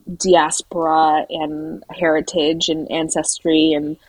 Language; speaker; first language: English; native; English